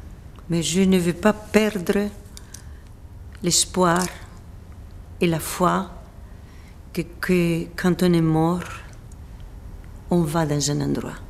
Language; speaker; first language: French; non-native, fluent; Spanish